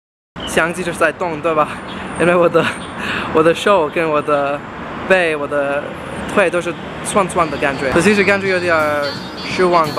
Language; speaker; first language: Chinese; non-native, fluent; Hindi